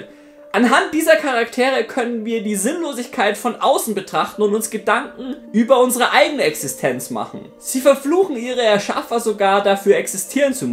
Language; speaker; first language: German; native; German